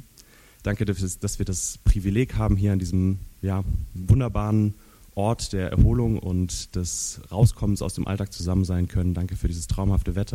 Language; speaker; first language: German; native; German